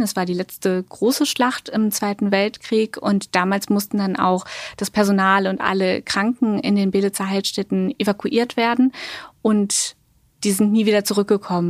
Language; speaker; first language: German; native; German